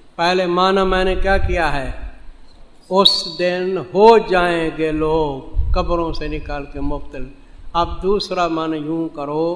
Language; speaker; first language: Urdu; non-native, local second language; Saraiki